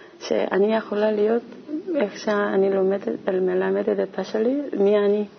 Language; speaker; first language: Hebrew; non-native, learner; Korean